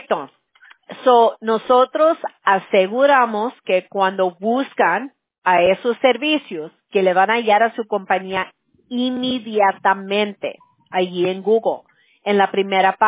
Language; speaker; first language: Spanish; early bilingual, heritage; Spanish